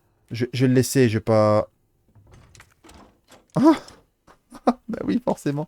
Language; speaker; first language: French; native; French